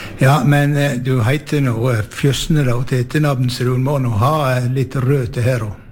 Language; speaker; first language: Norwegian; native; Norwegian